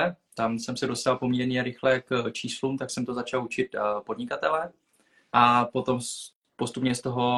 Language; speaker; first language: Czech; early bilingual, other home language; Vietnamese